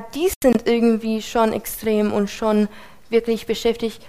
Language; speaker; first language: German; non-native, fluent; English